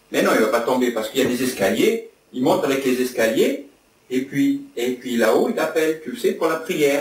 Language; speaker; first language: French; native; French